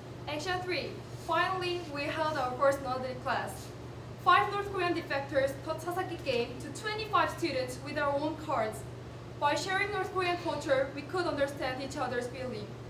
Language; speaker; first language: English; non-native, learner; Korean